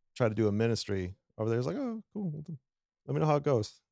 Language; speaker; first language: English; native; English